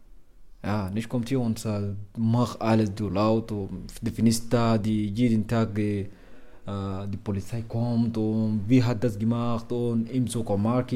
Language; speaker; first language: German; non-native, learner; Arabic